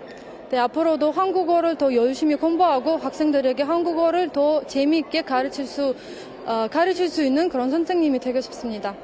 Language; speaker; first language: Korean; non-native, fluent; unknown